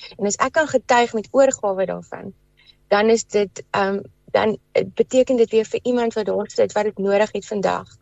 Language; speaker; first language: Afrikaans; native; Afrikaans